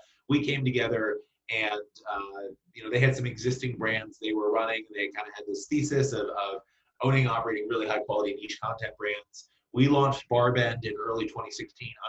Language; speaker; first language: English; native; English